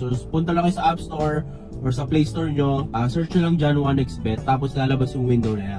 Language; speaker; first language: Filipino; native; Filipino